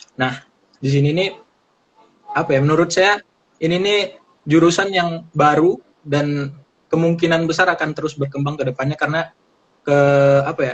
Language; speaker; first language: Indonesian; native; Indonesian